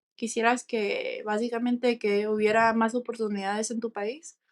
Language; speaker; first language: Spanish; early bilingual, heritage; Spanish